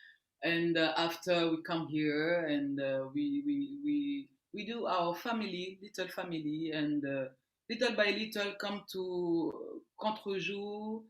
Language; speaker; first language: English; non-native, learner; French